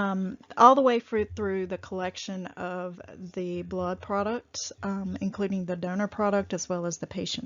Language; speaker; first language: English; native; English